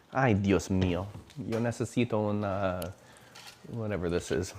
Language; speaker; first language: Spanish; non-native, learner; English